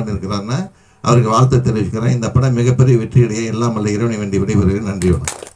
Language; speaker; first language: Tamil; native; Tamil